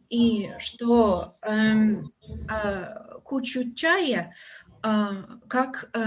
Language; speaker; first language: Russian; non-native, fluent; English